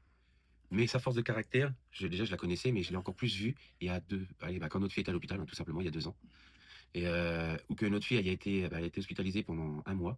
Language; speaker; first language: French; native; French